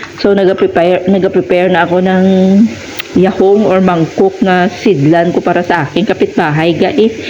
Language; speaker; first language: Filipino; non-native, local second language; Hiligaynon